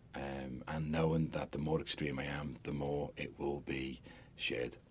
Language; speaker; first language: English; native; English